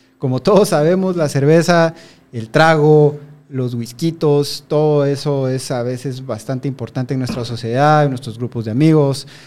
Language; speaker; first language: Spanish; native; Spanish